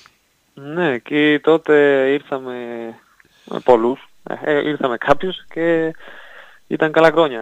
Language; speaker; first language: Greek; non-native, learner; Spanish